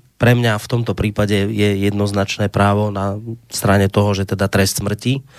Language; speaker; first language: Slovak; native; Slovak